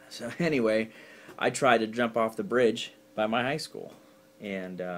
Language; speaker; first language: English; native; English